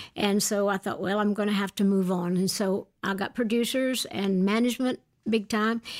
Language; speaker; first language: English; native; English